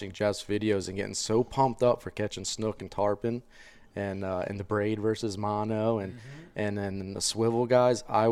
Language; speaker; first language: English; native; English